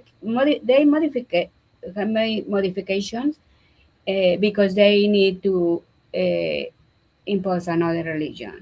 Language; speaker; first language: English; non-native, learner; Spanish